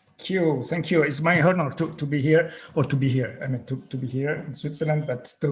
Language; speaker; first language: English; non-native, fluent; Italian